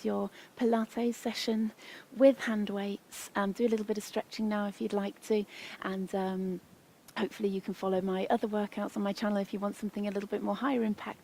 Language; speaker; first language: English; native; English